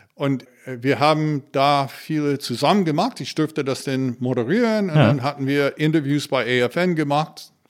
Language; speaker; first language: German; non-native, fluent; English